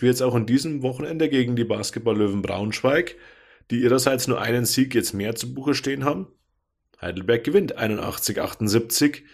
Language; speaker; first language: German; native; German